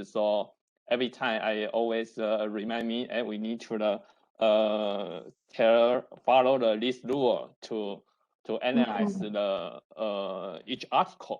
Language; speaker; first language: English; non-native, learner; Chinese